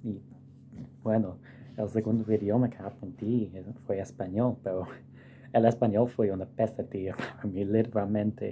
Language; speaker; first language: Spanish; non-native, fluent; English